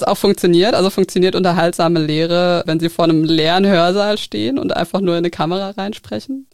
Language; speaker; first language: German; native; German